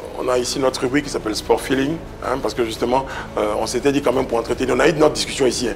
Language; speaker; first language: French; native; French